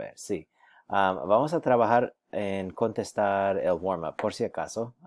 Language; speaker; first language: Spanish; non-native, fluent; English